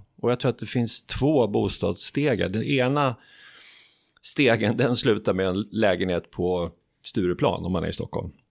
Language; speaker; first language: Swedish; native; Swedish